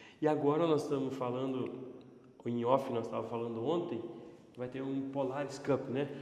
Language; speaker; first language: Portuguese; native; Portuguese